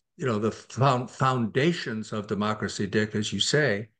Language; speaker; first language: English; native; English